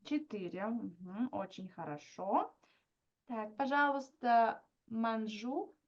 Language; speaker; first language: Russian; non-native, fluent; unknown